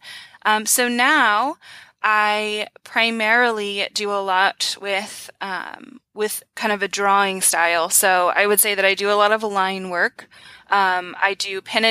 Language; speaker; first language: English; native; English